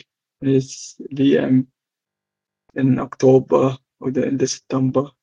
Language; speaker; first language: German; non-native, learner; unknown